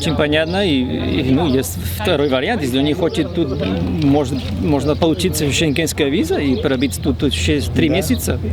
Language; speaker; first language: Russian; non-native, fluent; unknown